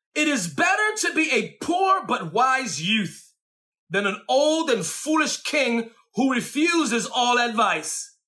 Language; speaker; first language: English; native; English